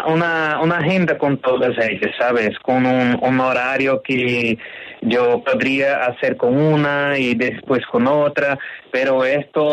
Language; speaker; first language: Spanish; non-native, learner; Portuguese